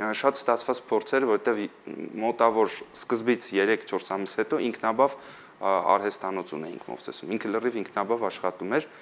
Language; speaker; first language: Armenian; native; Armenian